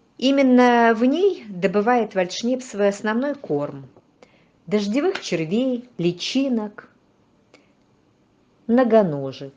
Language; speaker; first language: Russian; native; Russian